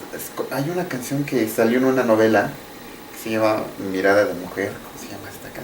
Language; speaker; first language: Spanish; native; Spanish